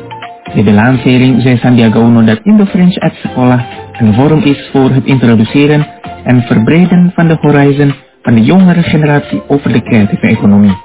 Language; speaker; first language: Dutch; non-native, fluent; Indonesian